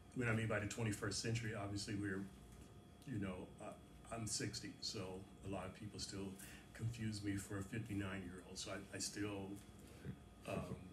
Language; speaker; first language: English; native; English